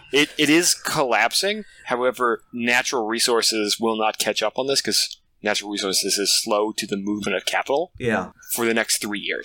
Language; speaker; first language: English; native; English